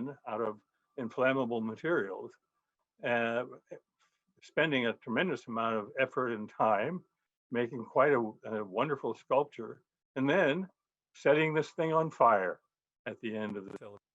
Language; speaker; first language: English; native; English